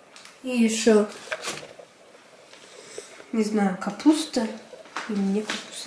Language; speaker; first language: Russian; early bilingual, heritage; Russian